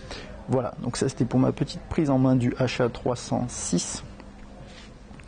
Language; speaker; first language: French; native; French